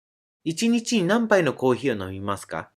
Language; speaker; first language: Japanese; native; Japanese